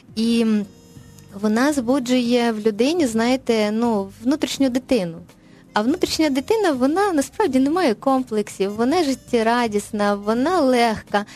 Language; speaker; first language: Ukrainian; non-native, local second language; Russian